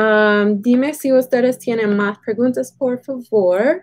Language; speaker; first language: Spanish; non-native, fluent; English